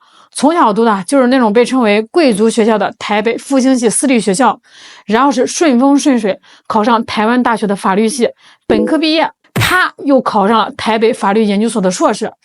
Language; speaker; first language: Chinese; native; Chinese